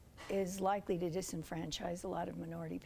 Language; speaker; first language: English; native; English